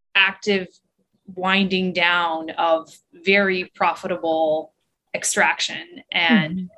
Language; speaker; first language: English; native; English